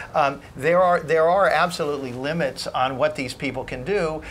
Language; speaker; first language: English; native; English